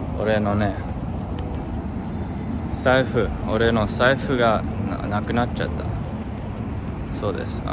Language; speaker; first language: Japanese; non-native, learner; English